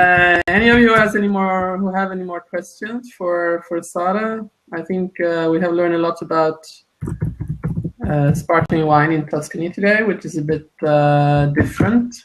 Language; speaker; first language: English; non-native, fluent; Italian